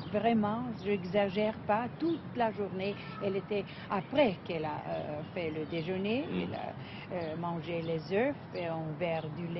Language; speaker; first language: French; non-native, fluent; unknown